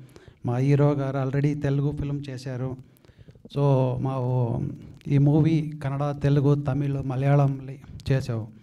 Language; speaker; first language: Telugu; non-native, learner; Kannada